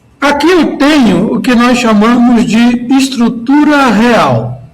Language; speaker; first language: Portuguese; native; Portuguese